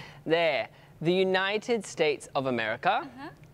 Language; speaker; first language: English; native; English